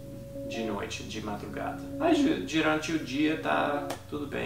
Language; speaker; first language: Portuguese; non-native, fluent; English